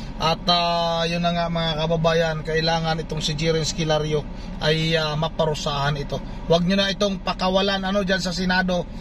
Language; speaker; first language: Filipino; non-native, local second language; Cebuano